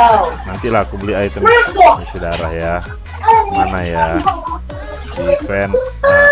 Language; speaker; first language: Indonesian; native; Indonesian